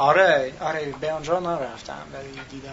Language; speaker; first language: Tajik; non-native, learner; English